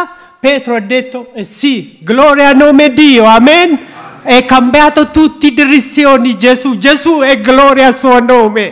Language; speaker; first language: Italian; non-native, learner; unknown